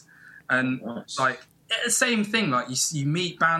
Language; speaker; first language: English; native; English